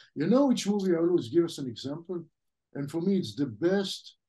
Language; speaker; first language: English; non-native, fluent; French